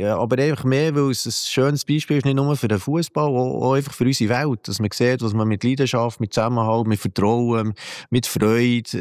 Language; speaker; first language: German; native; German